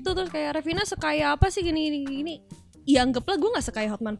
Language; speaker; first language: Indonesian; native; Indonesian